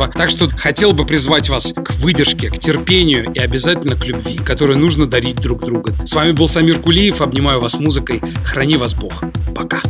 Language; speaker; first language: Russian; native; Russian